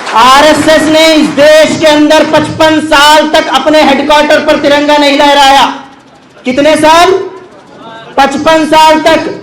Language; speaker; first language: Hindi; non-native, local second language; Urdu